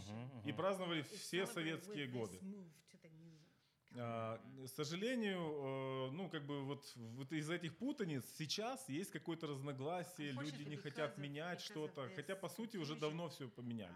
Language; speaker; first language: Russian; native; Russian